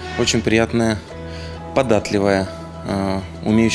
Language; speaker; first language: Russian; native; Russian